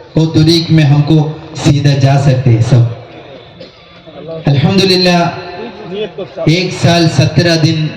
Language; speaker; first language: Hindi; non-native, local second language; Malayalam